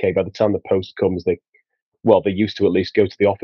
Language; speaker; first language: English; native; English